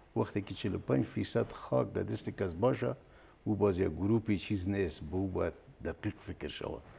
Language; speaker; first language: Persian; native; Persian